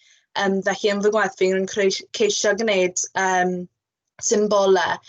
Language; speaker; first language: Welsh; non-native, local second language; English